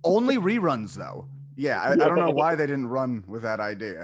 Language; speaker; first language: English; native; English